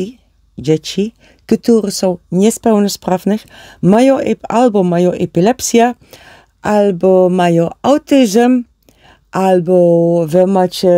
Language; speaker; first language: Polish; non-native, learner; Dutch